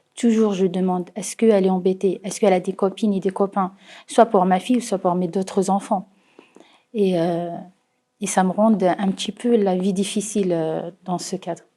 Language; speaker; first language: French; non-native, fluent; Arabic